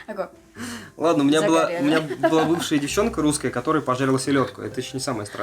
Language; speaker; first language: Russian; native; Russian